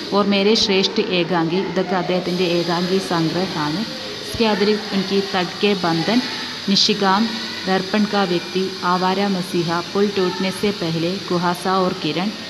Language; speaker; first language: Hindi; non-native, local second language; Malayalam